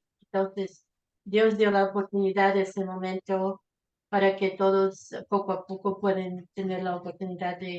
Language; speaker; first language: Spanish; non-native, fluent; Portuguese